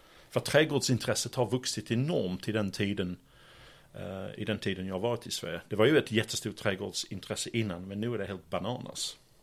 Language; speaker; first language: Swedish; non-native, fluent; English